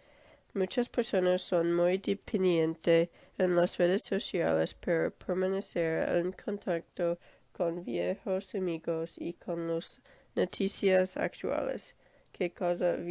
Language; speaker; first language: Spanish; non-native, learner; English